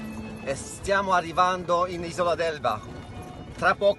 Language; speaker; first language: Italian; non-native, fluent; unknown